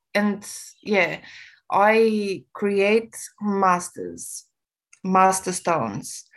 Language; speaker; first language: English; non-native, fluent; Romanian